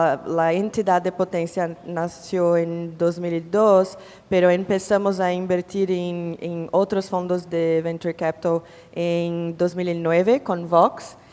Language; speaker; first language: Spanish; non-native, fluent; Portuguese